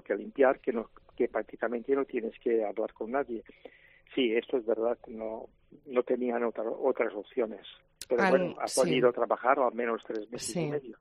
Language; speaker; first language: Spanish; non-native, local second language; Catalan